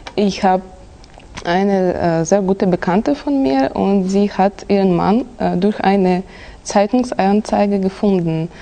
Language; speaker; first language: German; non-native, fluent; Russian